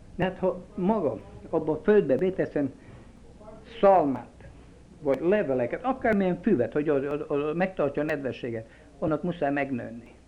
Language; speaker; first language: Hungarian; native; Hungarian